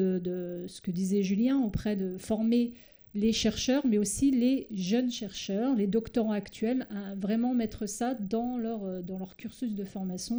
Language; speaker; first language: French; native; French